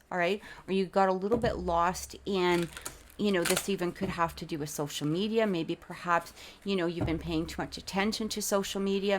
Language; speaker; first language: English; native; English